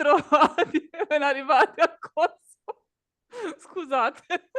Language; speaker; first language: Italian; native; Italian